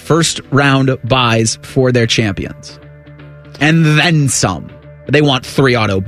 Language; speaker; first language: English; native; English